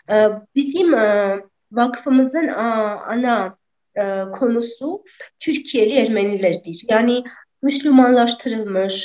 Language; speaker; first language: Turkish; non-native, fluent; Armenian